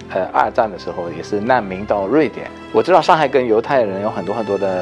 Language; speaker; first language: Chinese; non-native, fluent; Danish